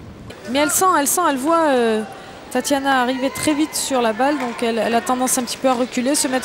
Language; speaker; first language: French; native; French